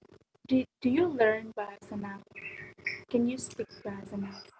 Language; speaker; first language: English; non-native, learner; Indonesian